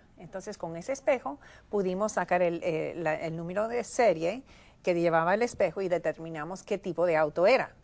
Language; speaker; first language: Spanish; native; Spanish